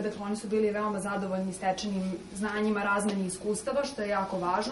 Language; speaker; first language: Serbian; native; Serbian